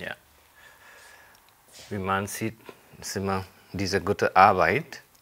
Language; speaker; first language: German; non-native, fluent; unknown